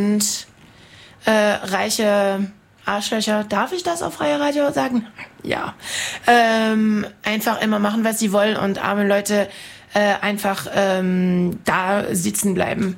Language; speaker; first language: German; non-native, fluent; French